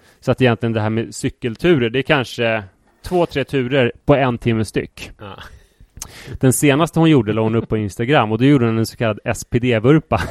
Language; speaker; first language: Swedish; native; Swedish